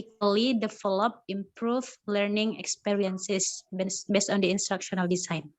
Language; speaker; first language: English; non-native, fluent; Indonesian